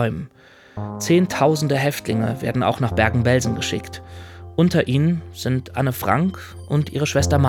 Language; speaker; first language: German; native; German